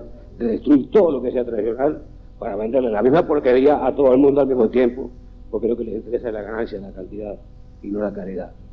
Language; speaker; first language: Spanish; native; Spanish